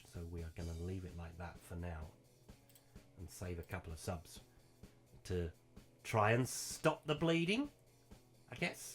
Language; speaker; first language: English; native; English